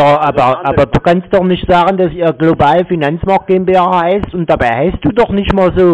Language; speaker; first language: German; native; German